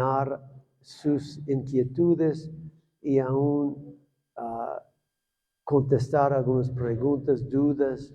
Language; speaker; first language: Spanish; non-native, fluent; English